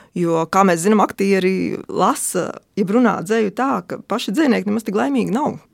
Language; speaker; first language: Latvian; native; Latvian